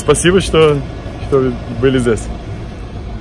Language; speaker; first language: Russian; non-native, fluent; Portuguese